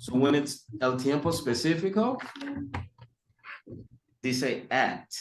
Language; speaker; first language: Spanish; early bilingual, heritage; Spanish